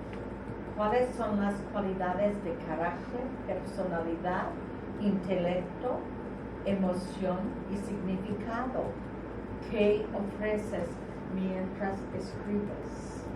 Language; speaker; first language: Spanish; non-native, fluent; English